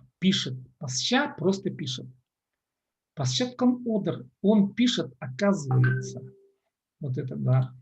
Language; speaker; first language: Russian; non-native, local second language; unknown